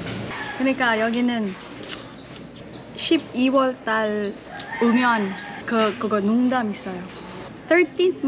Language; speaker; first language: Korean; non-native, learner; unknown